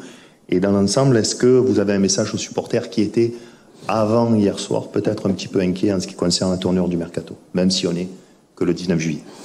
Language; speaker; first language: French; native; French